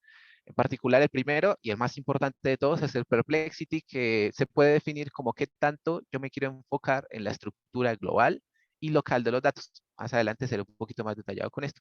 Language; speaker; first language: Spanish; native; Spanish